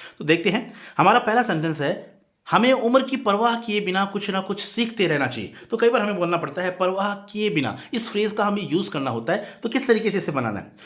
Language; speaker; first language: Hindi; native; Hindi